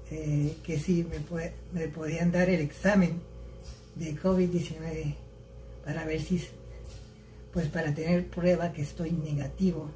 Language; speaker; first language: Spanish; early bilingual, heritage; Spanish